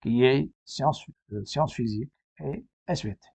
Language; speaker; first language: French; non-native, local second language; Arabic